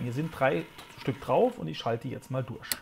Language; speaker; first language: German; native; German